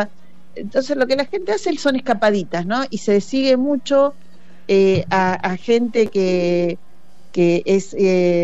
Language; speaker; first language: Spanish; native; Spanish